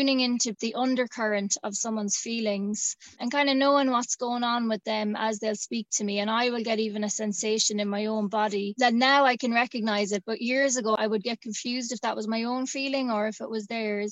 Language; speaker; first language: English; native; English